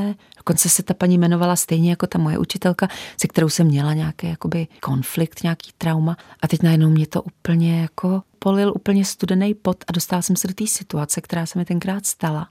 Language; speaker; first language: Czech; native; Czech